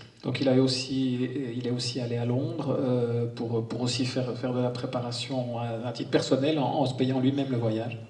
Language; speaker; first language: French; native; French